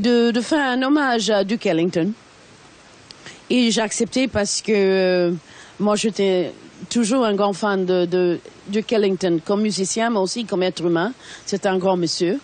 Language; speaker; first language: French; non-native, fluent; English